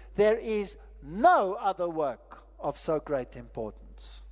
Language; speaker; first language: English; non-native, local second language; Afrikaans